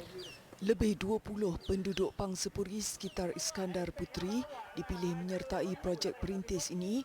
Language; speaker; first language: Malay; native; Malay